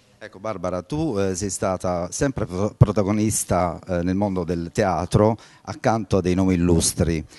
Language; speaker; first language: Italian; native; Italian